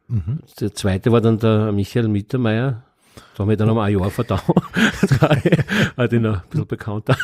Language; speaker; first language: German; native; German